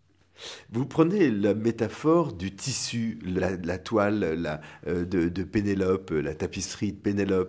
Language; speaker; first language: French; native; French